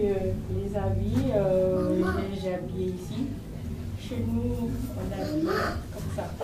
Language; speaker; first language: French; non-native, local second language; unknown